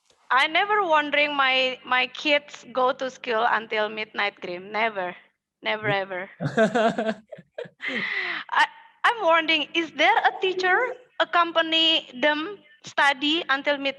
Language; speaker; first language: English; non-native, fluent; Indonesian